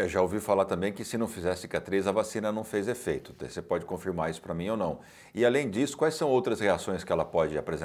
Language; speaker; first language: Portuguese; native; Portuguese